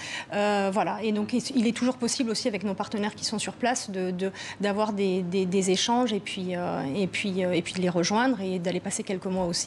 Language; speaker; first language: French; native; French